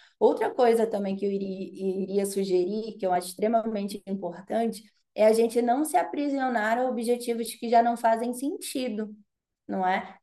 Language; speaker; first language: Portuguese; native; Portuguese